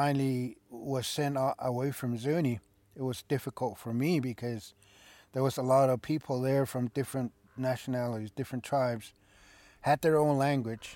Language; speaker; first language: English; early bilingual, other home language; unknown